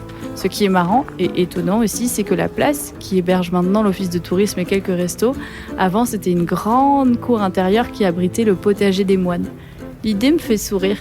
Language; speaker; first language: French; native; French